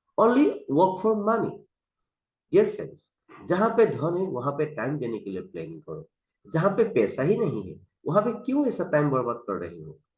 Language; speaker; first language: Hindi; non-native, local second language; Assamese